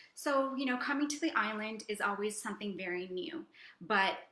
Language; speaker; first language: English; native; English